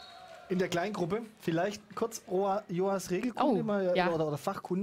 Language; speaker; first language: German; native; German